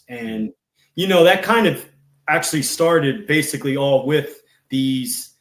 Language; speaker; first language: English; native; English